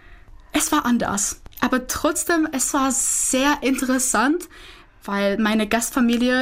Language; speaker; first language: German; non-native, fluent; Czech